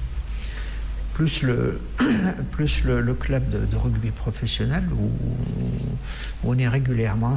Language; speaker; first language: French; non-native, fluent; Arabic